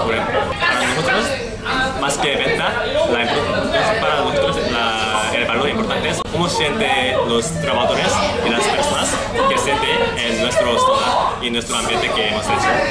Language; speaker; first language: Spanish; non-native, learner; Korean